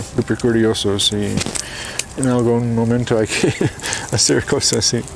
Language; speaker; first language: Spanish; non-native, fluent; English